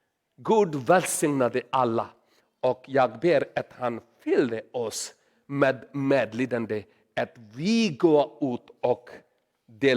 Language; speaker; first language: Swedish; non-native, learner; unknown